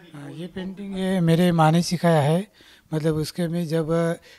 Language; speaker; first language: Hindi; non-native, local second language; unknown